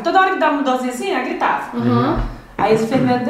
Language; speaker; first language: Portuguese; native; Portuguese